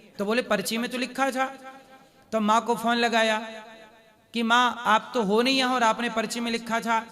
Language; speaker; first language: Hindi; native; Hindi